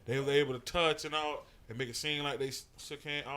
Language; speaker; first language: English; native; English